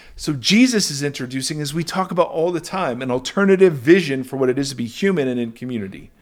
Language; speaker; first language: English; native; English